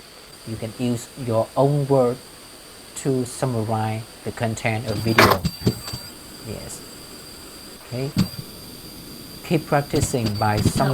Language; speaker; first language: English; non-native, fluent; Vietnamese